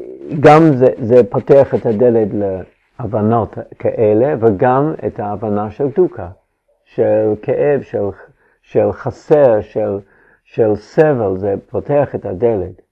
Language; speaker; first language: Hebrew; non-native, fluent; English